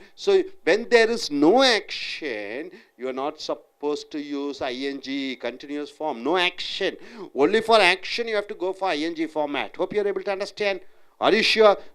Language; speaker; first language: English; non-native, local second language; Tamil